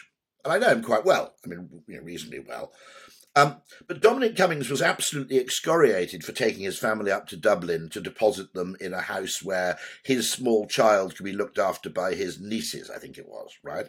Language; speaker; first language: English; native; English